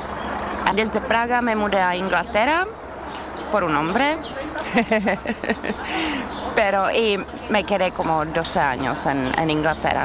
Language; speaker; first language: Spanish; non-native, fluent; Czech